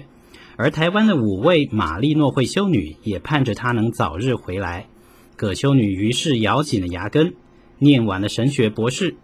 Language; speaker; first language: Chinese; native; Chinese